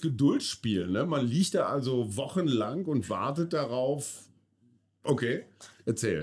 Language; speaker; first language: German; native; German